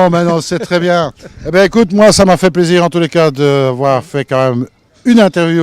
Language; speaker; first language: French; native; French